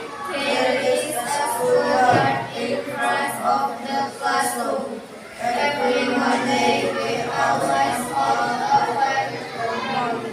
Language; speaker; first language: English; non-native, learner; Indonesian